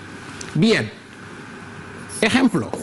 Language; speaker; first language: Spanish; non-native, fluent; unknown